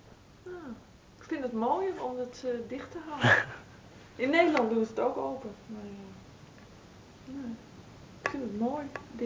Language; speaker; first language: Dutch; native; Dutch